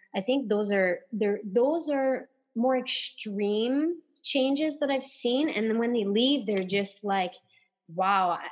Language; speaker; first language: English; non-native, fluent; French